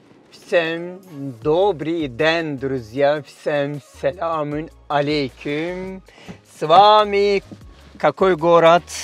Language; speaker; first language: Russian; non-native, learner; Turkish